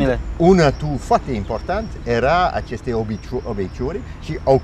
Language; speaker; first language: Romanian; non-native, fluent; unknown